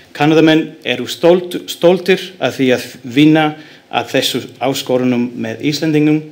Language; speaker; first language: Icelandic; non-native, learner; English